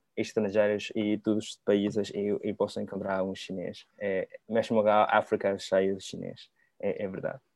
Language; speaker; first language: Portuguese; non-native, learner; Cantonese